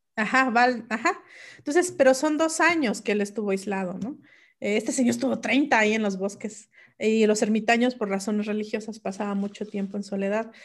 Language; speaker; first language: Spanish; non-native, local second language; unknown